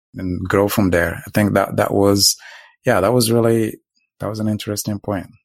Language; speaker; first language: English; non-native, fluent; Arabic